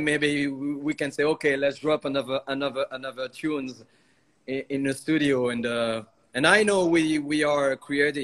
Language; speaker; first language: English; non-native, fluent; French